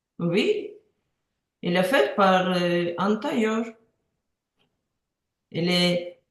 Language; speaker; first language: French; non-native, learner; Ukrainian